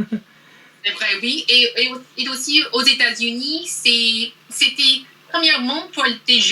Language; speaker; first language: French; non-native, learner; English